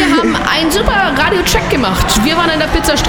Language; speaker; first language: German; native; German